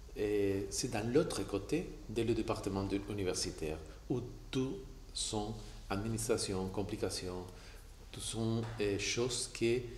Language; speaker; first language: French; non-native, fluent; Spanish